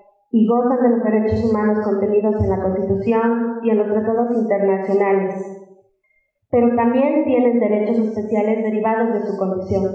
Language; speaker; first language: Spanish; native; Spanish